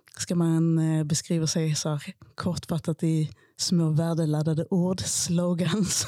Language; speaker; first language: Swedish; native; Swedish